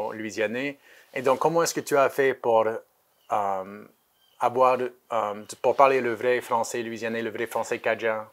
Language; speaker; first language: French; native; French